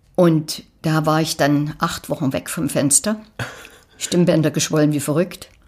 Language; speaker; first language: German; native; German